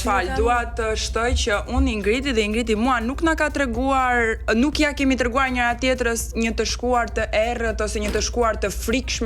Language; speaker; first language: Albanian; native; Albanian